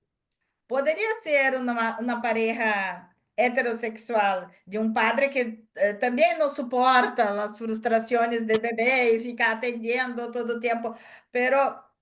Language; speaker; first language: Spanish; non-native, learner; Portuguese